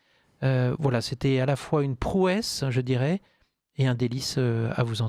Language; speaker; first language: French; native; French